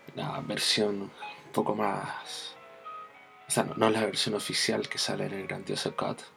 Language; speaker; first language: Spanish; native; Spanish